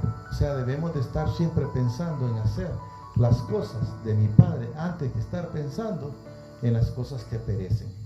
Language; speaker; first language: Spanish; native; Spanish